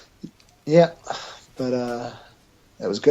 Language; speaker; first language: English; native; English